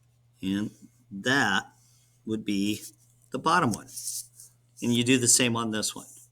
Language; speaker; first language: English; native; English